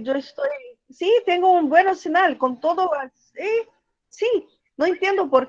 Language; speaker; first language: Portuguese; non-native, learner; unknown